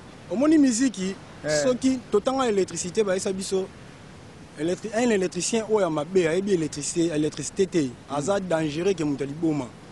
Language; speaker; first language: French; non-native, local second language; Lingala